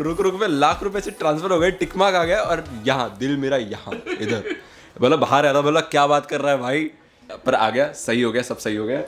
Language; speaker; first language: Hindi; native; Hindi